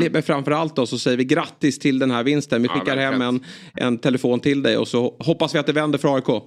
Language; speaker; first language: Swedish; native; Swedish